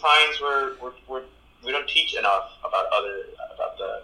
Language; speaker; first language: English; early bilingual, other home language; Spanish